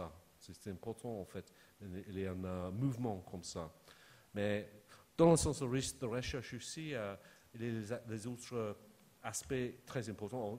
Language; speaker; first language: French; non-native, fluent; English